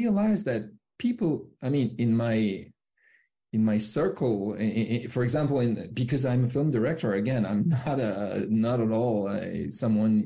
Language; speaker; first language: English; non-native, fluent; French